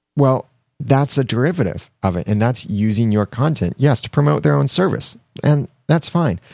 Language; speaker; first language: English; native; English